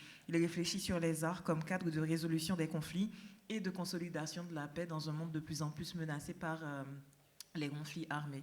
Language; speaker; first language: French; non-native, local second language; Haitian Creole